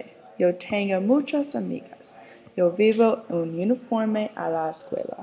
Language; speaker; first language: Spanish; non-native, learner; English